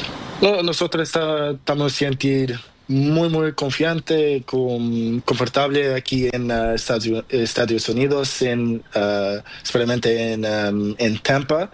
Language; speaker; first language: Spanish; non-native, learner; Portuguese